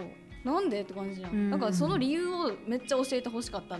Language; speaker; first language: Japanese; native; Japanese